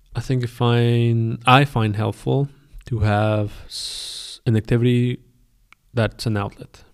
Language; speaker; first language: English; non-native, fluent; Spanish